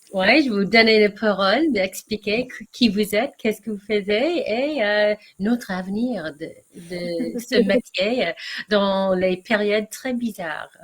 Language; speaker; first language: French; non-native, learner; English